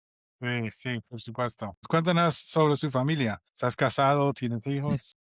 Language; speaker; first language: Spanish; non-native, fluent; English